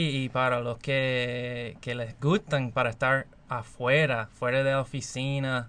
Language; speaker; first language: Spanish; non-native, fluent; English